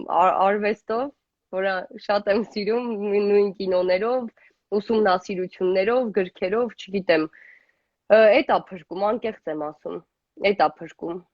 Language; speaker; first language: Armenian; native; Armenian